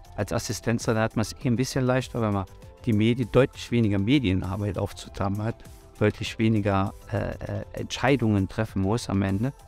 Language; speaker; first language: German; native; German